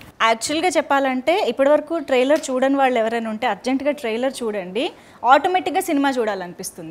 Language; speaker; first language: Telugu; native; Telugu